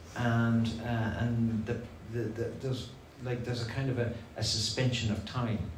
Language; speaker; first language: English; native; English